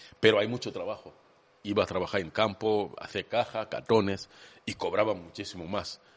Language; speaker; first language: Spanish; non-native, fluent; Swahili